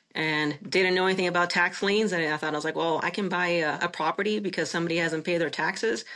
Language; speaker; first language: English; non-native, fluent; Spanish